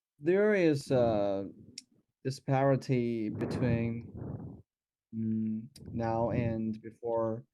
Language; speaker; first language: English; non-native, learner; Chinese